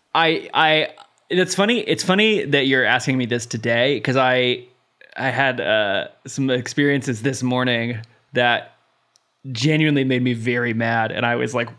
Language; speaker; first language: English; native; English